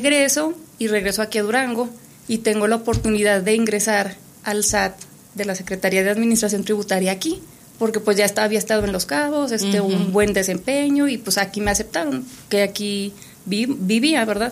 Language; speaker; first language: Spanish; native; Spanish